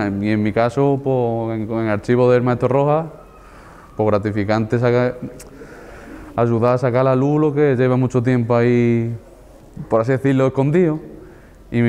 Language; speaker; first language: Spanish; native; Spanish